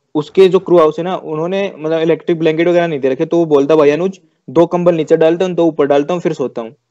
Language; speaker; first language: Hindi; native; Hindi